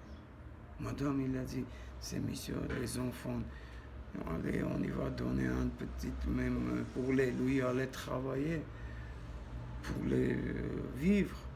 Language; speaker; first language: French; non-native, learner; Armenian